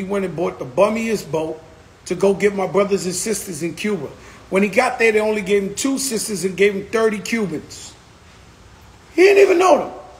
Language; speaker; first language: English; native; English